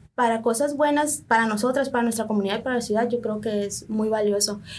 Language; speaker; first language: Spanish; native; Spanish